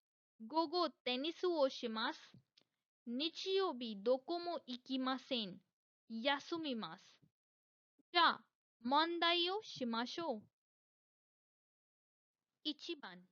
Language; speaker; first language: Japanese; non-native, fluent; Hindi